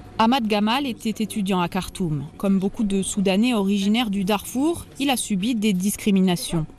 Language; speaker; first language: French; native; French